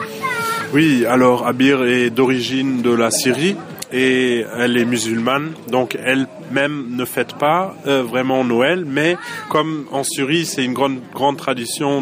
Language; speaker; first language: French; non-native, fluent; German